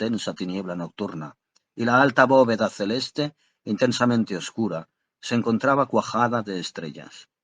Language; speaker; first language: Spanish; native; Spanish